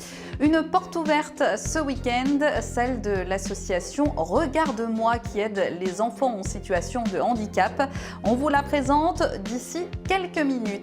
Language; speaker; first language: French; native; French